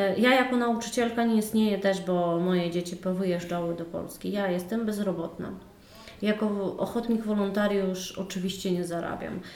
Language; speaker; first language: Polish; early bilingual, heritage; Polish